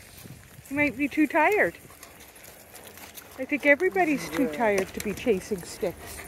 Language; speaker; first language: English; native; English